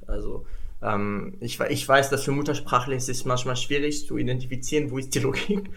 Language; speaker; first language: German; non-native, fluent; Arabic